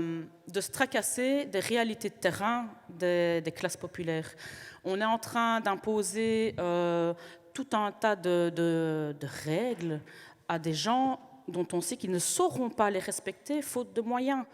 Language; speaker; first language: French; native; French